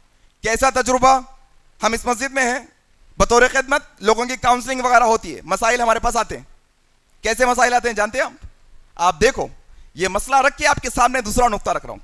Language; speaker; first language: Urdu; native; Urdu